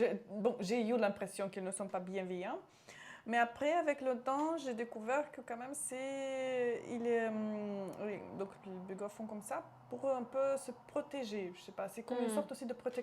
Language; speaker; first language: French; non-native, local second language; Romanian